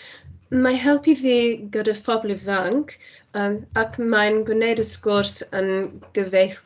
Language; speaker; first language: Welsh; non-native, learner; English